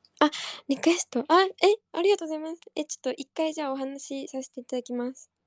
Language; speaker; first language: Japanese; native; Japanese